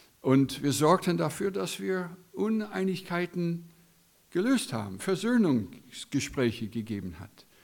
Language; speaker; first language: German; non-native, fluent; English